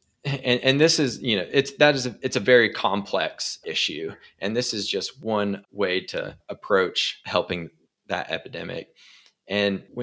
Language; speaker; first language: English; native; English